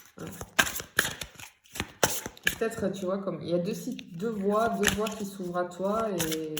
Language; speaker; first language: French; native; French